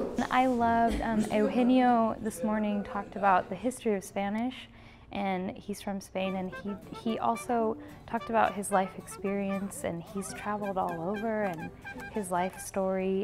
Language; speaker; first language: English; native; English